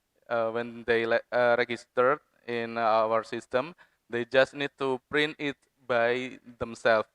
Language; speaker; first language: English; non-native, fluent; Indonesian